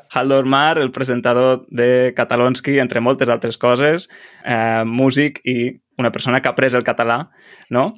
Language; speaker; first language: Catalan; native; Catalan